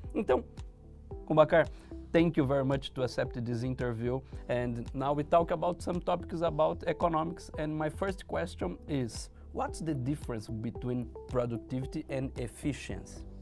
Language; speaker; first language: English; non-native, learner; Portuguese